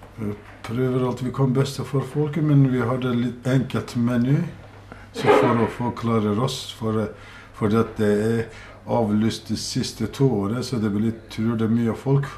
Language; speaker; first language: Norwegian; non-native, learner; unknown